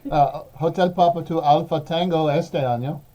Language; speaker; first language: Spanish; non-native, learner; English